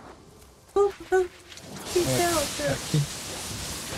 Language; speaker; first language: English; non-native, learner; Japanese